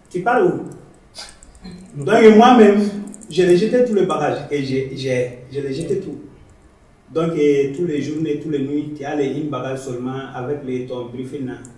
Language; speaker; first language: French; non-native, learner; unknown